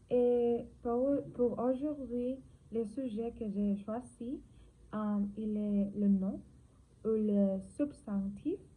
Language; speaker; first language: French; non-native, learner; Spanish